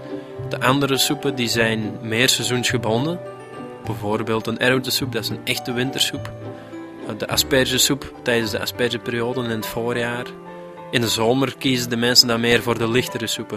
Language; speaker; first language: Dutch; native; Dutch